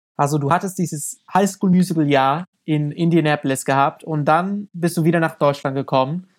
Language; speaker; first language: German; non-native, fluent; English